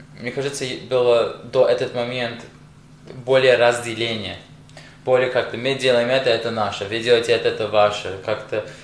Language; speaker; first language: Russian; non-native, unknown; English